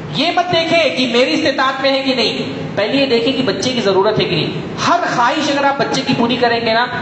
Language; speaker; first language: Urdu; native; Urdu